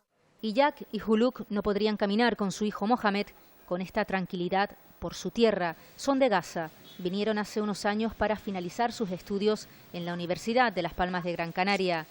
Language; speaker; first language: Spanish; native; Spanish